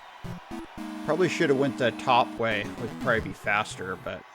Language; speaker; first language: English; native; English